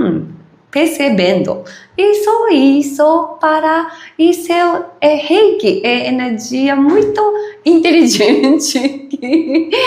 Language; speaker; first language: Portuguese; non-native, learner; Japanese